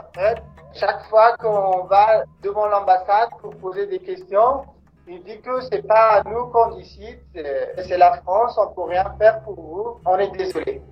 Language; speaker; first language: French; non-native, local second language; Persian